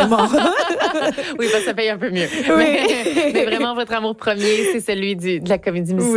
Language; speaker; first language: French; native; French